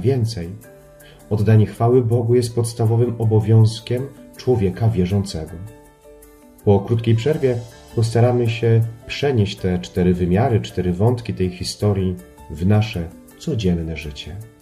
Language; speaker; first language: Polish; native; Polish